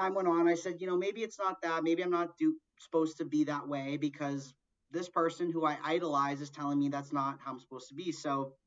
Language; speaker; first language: English; early bilingual, other home language; Portuguese